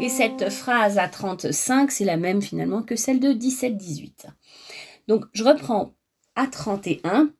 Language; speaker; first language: French; native; French